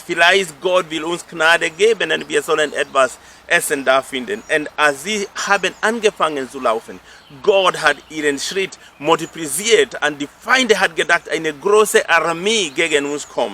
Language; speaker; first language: German; non-native, fluent; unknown